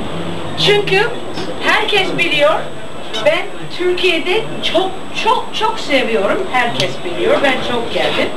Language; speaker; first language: Turkish; non-native, learner; English